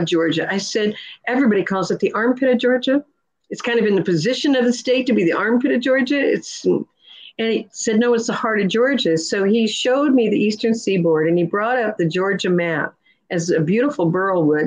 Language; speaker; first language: English; native; English